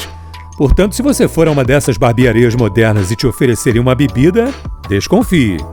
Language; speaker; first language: Portuguese; native; Portuguese